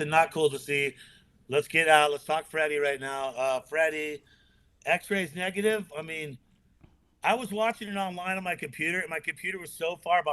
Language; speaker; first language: English; native; English